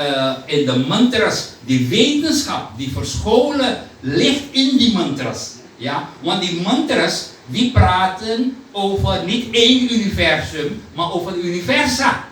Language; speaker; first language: Dutch; non-native, local second language; Hindi